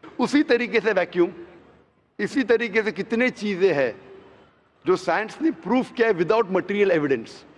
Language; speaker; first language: Hindi; non-native, local second language; Konkani